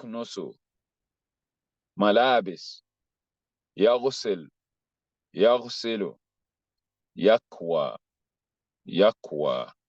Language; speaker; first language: Arabic; non-native, fluent; English